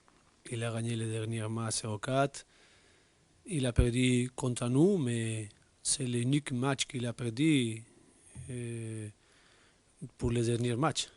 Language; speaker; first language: French; non-native, learner; Spanish